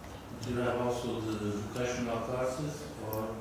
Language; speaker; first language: English; non-native, learner; Portuguese